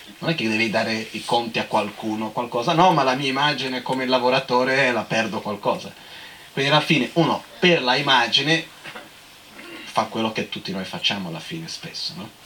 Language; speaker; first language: Italian; non-native, fluent; Portuguese